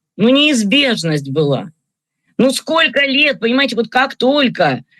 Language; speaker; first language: Russian; native; Russian